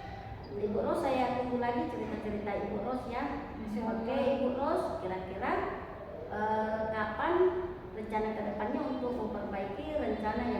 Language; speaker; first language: Indonesian; native; Indonesian